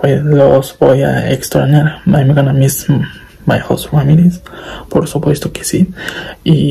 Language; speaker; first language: Spanish; non-native, learner; Japanese